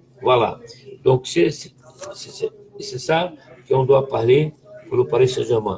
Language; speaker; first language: French; non-native, fluent; Portuguese